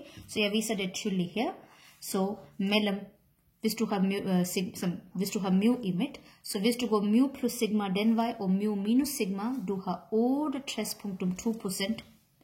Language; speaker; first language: Danish; non-native, learner; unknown